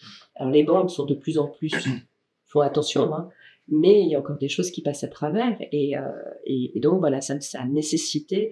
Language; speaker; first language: French; native; French